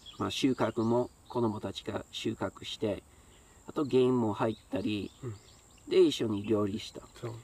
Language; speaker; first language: Japanese; non-native, fluent; English